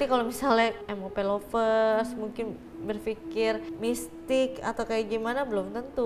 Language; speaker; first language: Indonesian; native; Indonesian